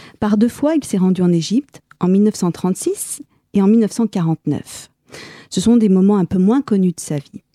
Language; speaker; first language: French; native; French